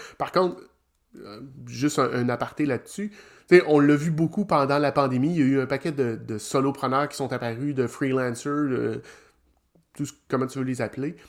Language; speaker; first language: French; native; French